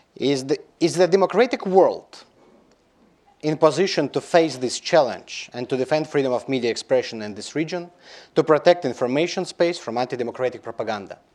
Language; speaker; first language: English; non-native, fluent; Belarusian